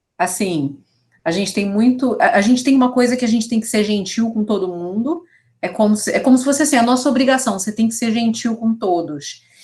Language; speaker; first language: Portuguese; native; Portuguese